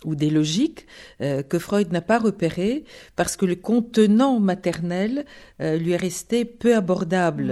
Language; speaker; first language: French; non-native, fluent; Bulgarian